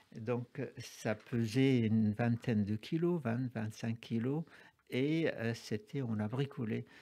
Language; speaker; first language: French; non-native, fluent; Arabic